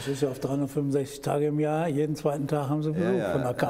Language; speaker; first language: German; native; German